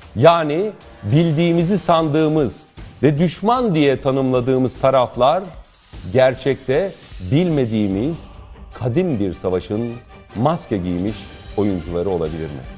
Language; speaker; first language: Turkish; native; Turkish